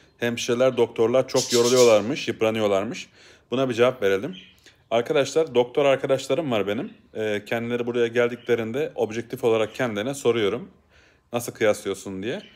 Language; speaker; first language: Turkish; native; Turkish